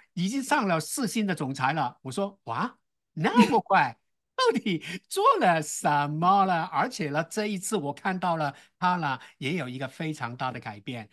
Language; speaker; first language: Chinese; non-native, local second language; Cantonese